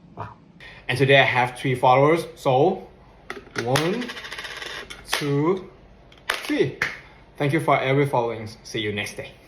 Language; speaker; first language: English; non-native, fluent; Thai